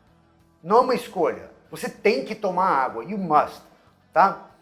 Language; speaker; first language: Portuguese; non-native, fluent; English